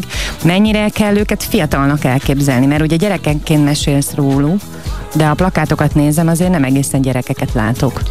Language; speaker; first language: Hungarian; native; Hungarian